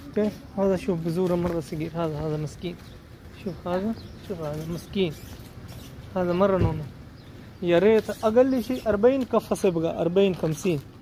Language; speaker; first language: Arabic; non-native, learner; Urdu